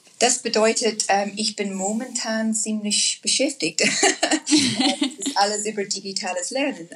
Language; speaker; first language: German; non-native, learner; English